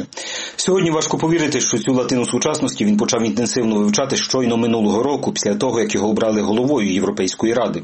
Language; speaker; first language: Ukrainian; native; Ukrainian